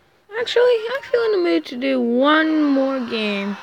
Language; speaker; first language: English; native; English